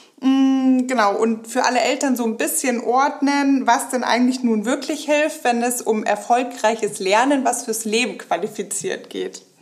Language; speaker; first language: German; native; German